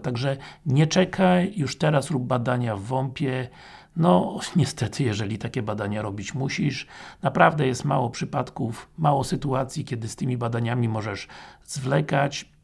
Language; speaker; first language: Polish; native; Polish